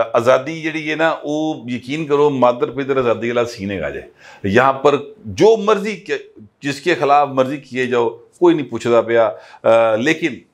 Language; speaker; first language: Urdu; non-native, local second language; Punjabi